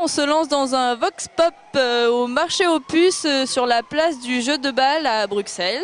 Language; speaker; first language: French; native; French